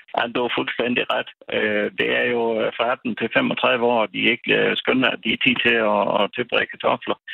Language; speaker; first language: Danish; native; Danish